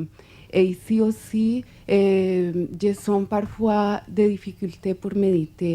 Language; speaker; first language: French; non-native, fluent; Spanish